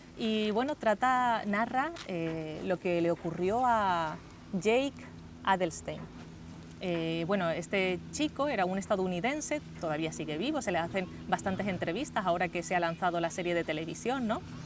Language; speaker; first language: Spanish; native; Spanish